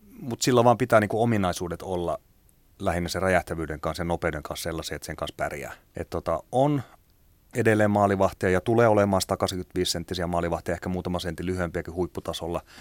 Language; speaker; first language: Finnish; native; Finnish